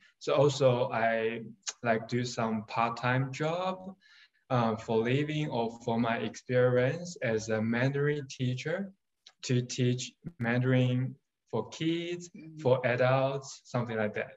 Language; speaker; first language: English; non-native, fluent; Chinese